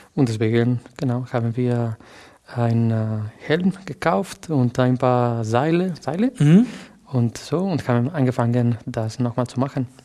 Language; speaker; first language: German; non-native, fluent; Spanish